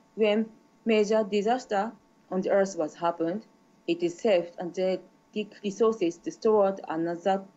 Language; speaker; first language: English; non-native, learner; Japanese